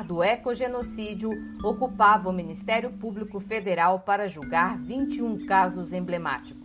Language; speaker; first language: Portuguese; native; Portuguese